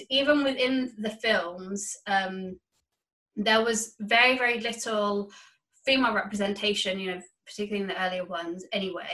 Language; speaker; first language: English; native; English